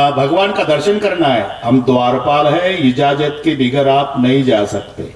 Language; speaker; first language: Hindi; non-native, local second language; Marathi